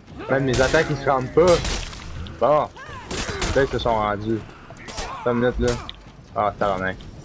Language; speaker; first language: French; native; French